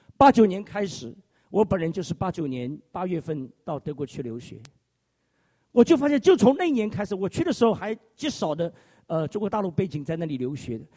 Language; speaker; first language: Chinese; native; Chinese